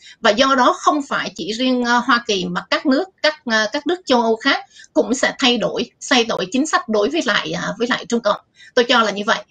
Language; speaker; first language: Vietnamese; native; Vietnamese